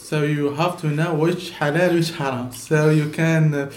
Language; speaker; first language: English; non-native, learner; Arabic